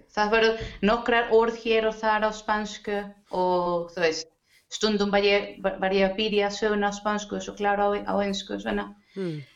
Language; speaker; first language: Icelandic; non-native, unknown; Spanish